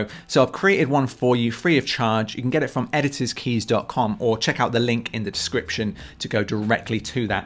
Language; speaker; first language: English; native; English